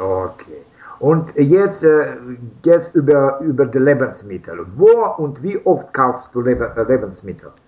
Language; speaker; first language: German; non-native, learner; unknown